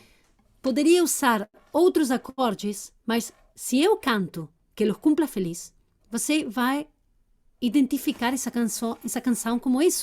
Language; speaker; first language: Portuguese; non-native, learner; Spanish